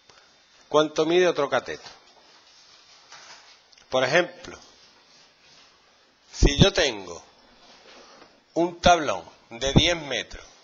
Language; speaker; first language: Spanish; native; Spanish